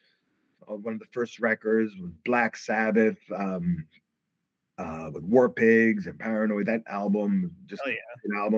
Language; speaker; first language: English; native; English